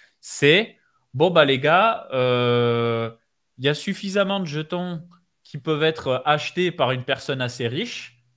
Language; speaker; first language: French; native; French